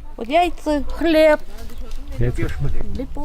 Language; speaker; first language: Russian; non-native, local second language; Uzbek